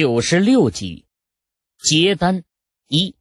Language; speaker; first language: Chinese; native; Chinese